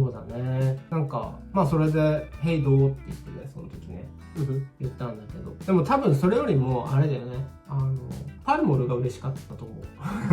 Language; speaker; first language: Japanese; native; Japanese